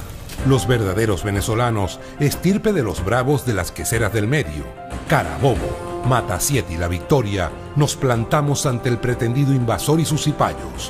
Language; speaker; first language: Spanish; native; Spanish